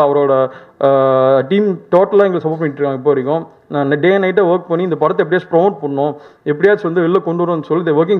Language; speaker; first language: Tamil; native; Tamil